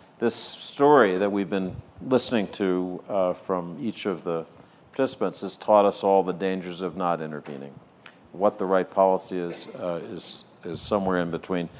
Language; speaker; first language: English; native; English